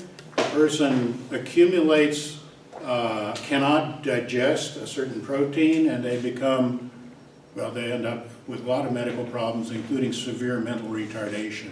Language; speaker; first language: English; native; English